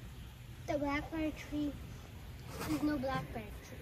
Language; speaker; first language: English; native; English